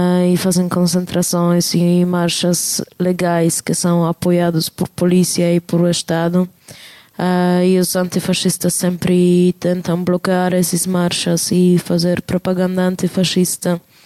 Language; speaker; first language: Portuguese; non-native, fluent; Polish